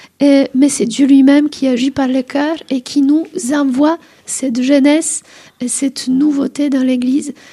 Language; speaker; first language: French; non-native, fluent; Polish